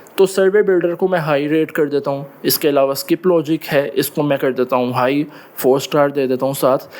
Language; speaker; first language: Urdu; non-native, local second language; Punjabi